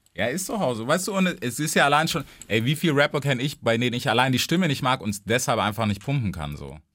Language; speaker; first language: German; early bilingual, other home language; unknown